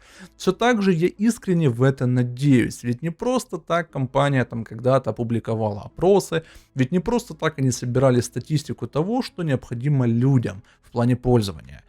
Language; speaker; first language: Russian; native; Russian